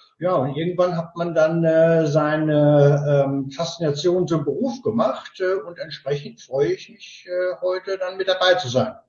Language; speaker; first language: German; native; German